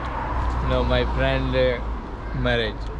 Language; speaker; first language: English; non-native, learner; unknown